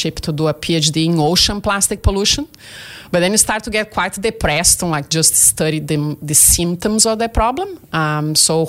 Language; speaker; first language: English; non-native, fluent; Portuguese